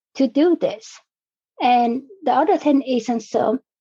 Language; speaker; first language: English; non-native, fluent; Vietnamese